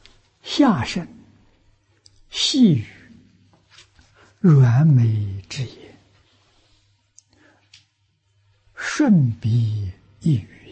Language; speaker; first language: Chinese; native; Chinese